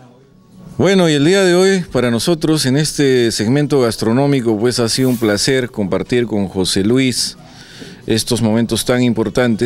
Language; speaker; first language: Spanish; native; Spanish